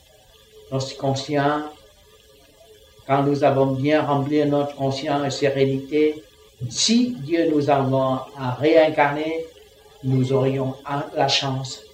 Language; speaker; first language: French; non-native, learner; Vietnamese